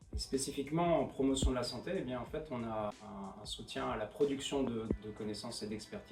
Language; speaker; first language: French; native; French